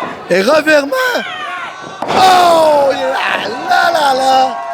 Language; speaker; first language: French; native; French